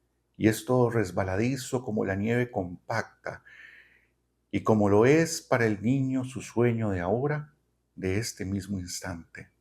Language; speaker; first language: Spanish; native; Spanish